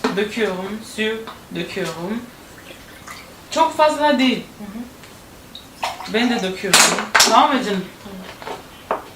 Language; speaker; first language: Turkish; non-native, fluent; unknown